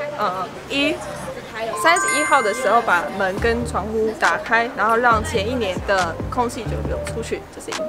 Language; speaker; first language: Chinese; non-native, fluent; English